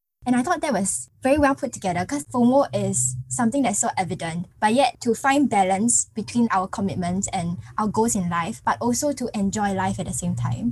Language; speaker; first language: English; native; English